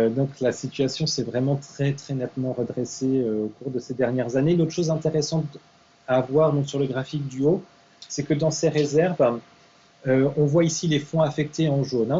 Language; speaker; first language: French; native; French